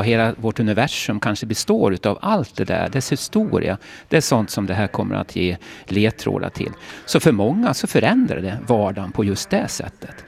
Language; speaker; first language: Swedish; native; Swedish